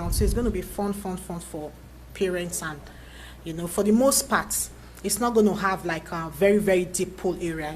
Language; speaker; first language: English; native; English